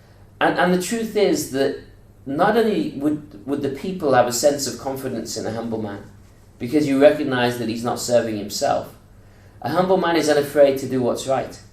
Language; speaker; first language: English; native; English